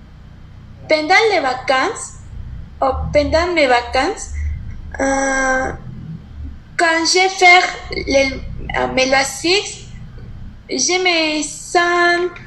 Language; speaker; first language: French; non-native, learner; Spanish